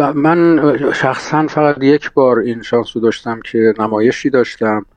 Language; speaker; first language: Persian; native; Persian